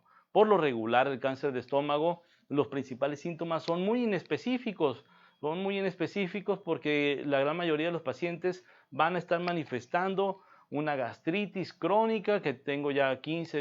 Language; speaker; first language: Spanish; native; Spanish